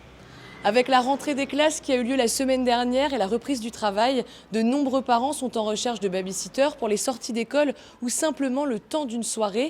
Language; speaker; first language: French; native; French